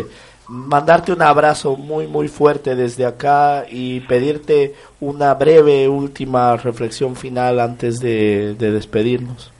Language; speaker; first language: Spanish; native; Spanish